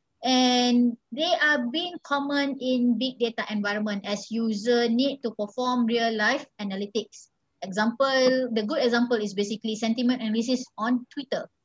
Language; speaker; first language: English; non-native, local second language; Malay